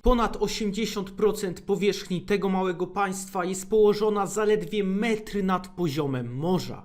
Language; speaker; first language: Polish; native; Polish